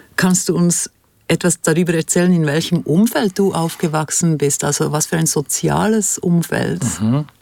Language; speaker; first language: German; native; German